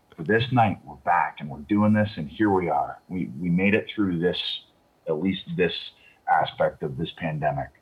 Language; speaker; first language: English; native; English